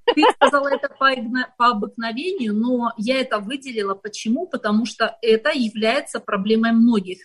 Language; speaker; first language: Russian; native; Russian